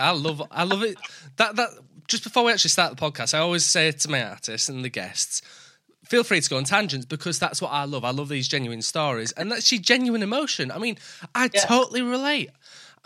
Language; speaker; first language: English; native; English